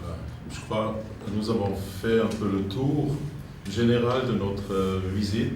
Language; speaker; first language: French; non-native, fluent; German